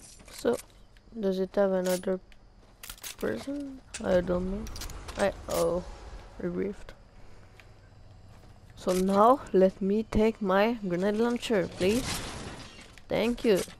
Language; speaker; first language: English; non-native, learner; French